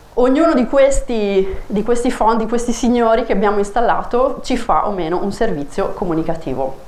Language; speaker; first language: Italian; native; Italian